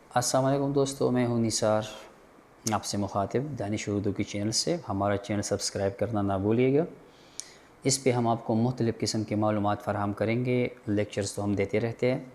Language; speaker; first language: Urdu; non-native, local second language; Pashto